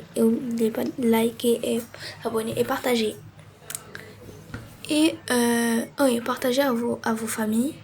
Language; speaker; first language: French; native; French